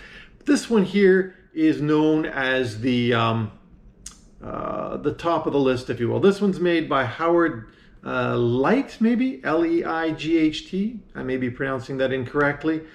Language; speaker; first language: English; native; English